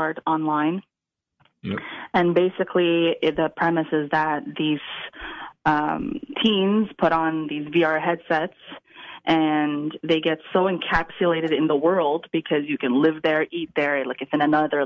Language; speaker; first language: English; non-native, fluent; Italian